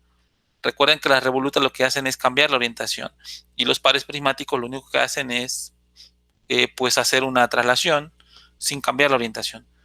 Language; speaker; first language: Spanish; native; Spanish